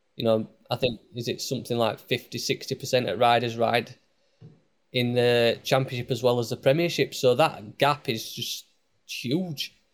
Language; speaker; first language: English; native; English